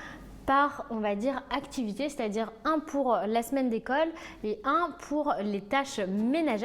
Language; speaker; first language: French; native; French